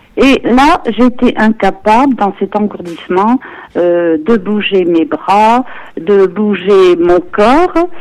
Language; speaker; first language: French; native; French